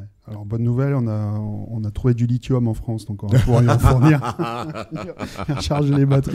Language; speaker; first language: French; native; French